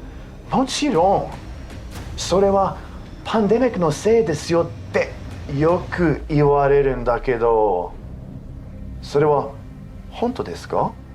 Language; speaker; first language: Japanese; non-native, fluent; English